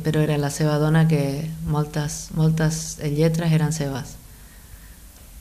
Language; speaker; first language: Catalan; non-native, fluent; Spanish